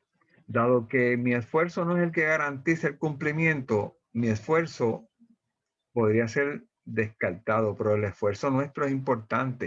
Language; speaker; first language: Spanish; native; Spanish